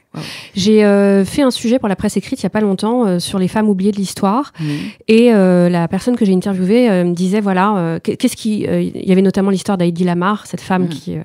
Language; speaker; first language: French; native; French